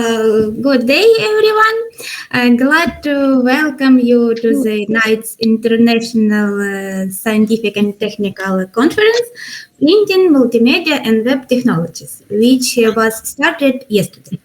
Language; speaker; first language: English; non-native, learner; Ukrainian